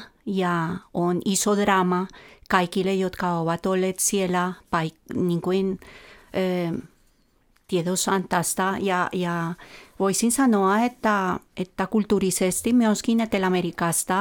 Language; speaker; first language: Finnish; non-native, fluent; Spanish